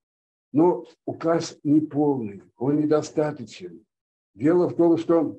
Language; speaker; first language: Russian; native; Russian